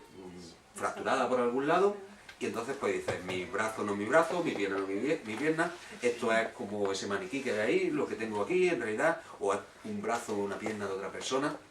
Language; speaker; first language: Spanish; native; Spanish